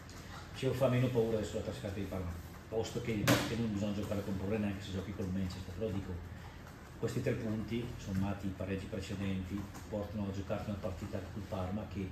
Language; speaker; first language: Italian; native; Italian